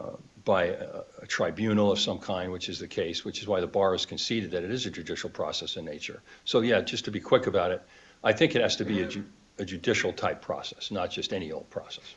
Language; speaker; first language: English; native; English